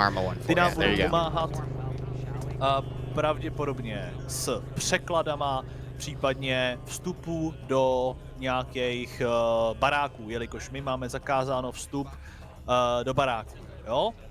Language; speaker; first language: Czech; native; Czech